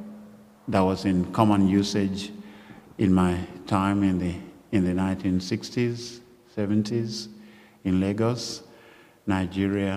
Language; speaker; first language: English; non-native, local second language; Yoruba